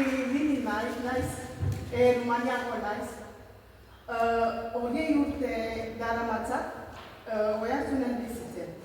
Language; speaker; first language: Basque; non-native, learner; Romanian